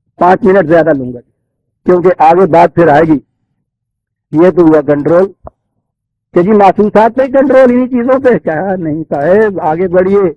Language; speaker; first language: Urdu; non-native, local second language; Punjabi